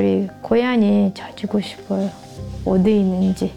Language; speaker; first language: Korean; non-native, learner; Russian